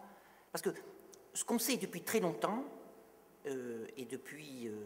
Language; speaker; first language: French; native; French